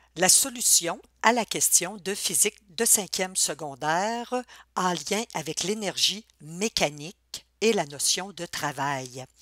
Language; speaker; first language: French; native; French